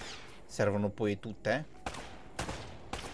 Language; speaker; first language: Italian; native; Italian